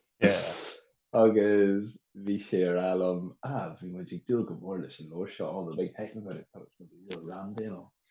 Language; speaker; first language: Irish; native; Irish